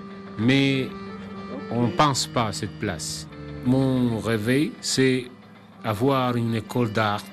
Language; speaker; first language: French; non-native, learner; Kabuverdianu